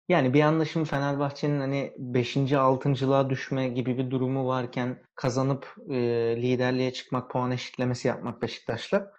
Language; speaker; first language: Turkish; early bilingual, heritage; Turkish